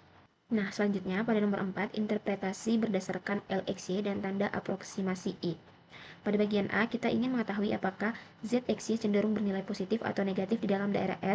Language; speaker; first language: Indonesian; native; Indonesian